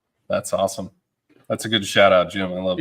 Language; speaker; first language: English; native; English